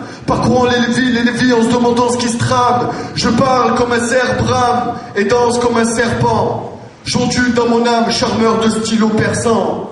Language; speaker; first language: French; native; French